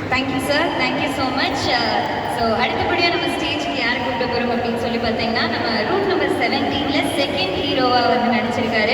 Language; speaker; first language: Tamil; native; Tamil